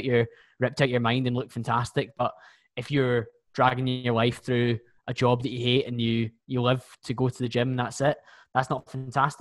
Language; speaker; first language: English; native; English